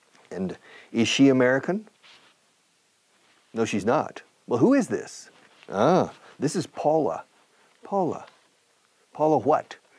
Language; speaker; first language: English; native; English